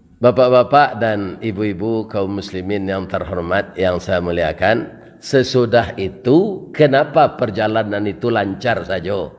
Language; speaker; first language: Malay; non-native, local second language; Minangkabau